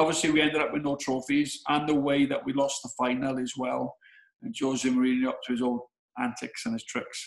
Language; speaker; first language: English; native; English